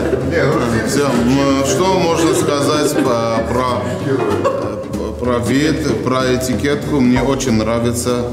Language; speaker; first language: Russian; non-native, learner; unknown